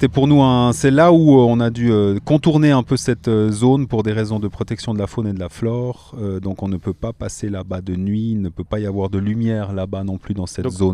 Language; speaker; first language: French; native; French